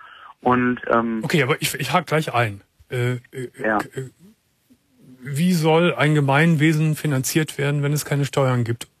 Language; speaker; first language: German; native; German